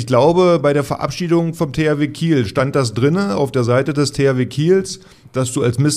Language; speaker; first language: German; native; German